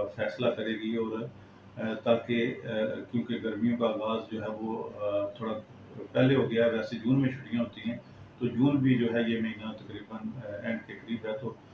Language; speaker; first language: Urdu; non-native, local second language; Pahari-Potwari